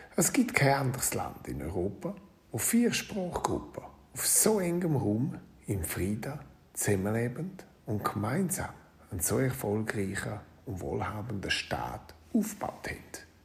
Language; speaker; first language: German; non-native, local second language; Romansh